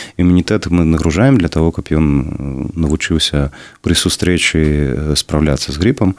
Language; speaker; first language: Belarusian; non-native, local second language; Russian